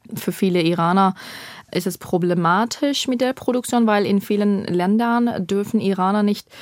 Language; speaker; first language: German; non-native, fluent; Persian